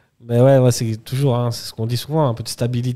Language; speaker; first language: French; native; French